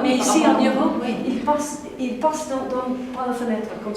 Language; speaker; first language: French; non-native, learner; English